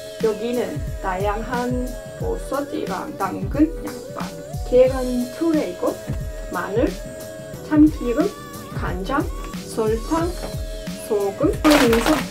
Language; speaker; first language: Korean; non-native, learner; Dutch